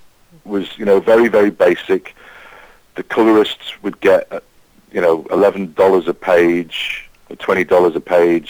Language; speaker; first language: English; native; English